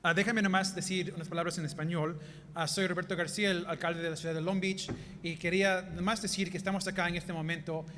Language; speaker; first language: Spanish; early bilingual, heritage; Spanish